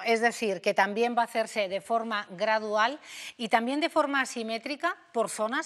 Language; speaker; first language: Spanish; native; Spanish